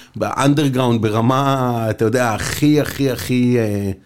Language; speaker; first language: Hebrew; native; Hebrew